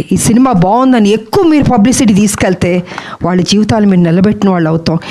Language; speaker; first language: Telugu; native; Telugu